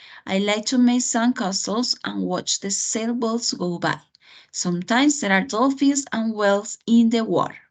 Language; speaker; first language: English; non-native, fluent; Spanish